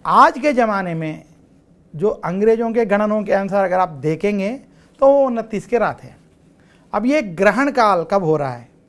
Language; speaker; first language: Hindi; non-native, local second language; Telugu